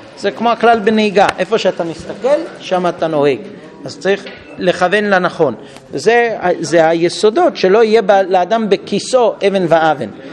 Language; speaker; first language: Hebrew; non-native, fluent; English